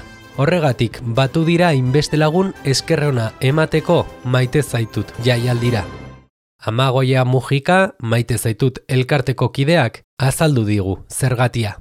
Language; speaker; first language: Basque; native; Basque